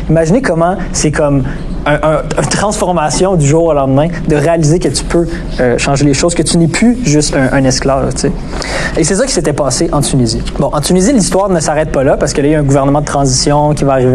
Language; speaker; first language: French; native; French